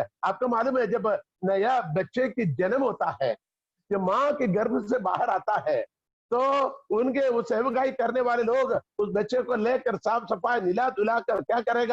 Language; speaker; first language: Hindi; non-native, local second language; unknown